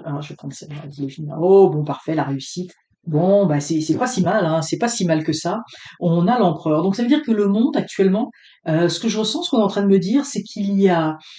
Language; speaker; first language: French; native; French